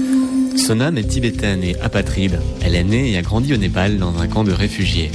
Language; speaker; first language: French; native; French